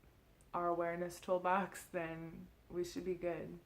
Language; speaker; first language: English; native; English